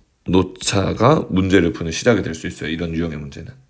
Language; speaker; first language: Korean; native; Korean